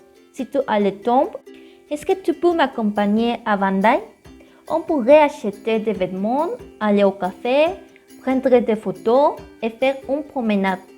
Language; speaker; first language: French; non-native, learner; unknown